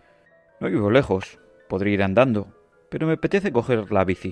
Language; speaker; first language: Spanish; native; Spanish